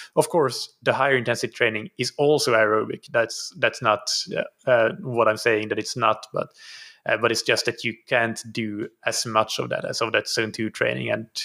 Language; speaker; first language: English; non-native, fluent; Finnish